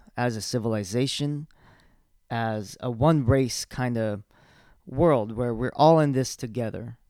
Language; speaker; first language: English; early bilingual, other home language; Spanish